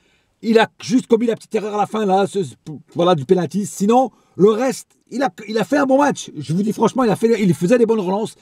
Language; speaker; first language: French; native; French